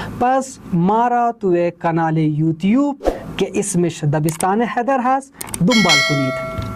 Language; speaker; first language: Persian; non-native, fluent; Urdu